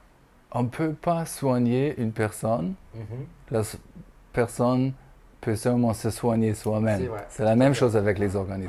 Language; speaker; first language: French; non-native, fluent; German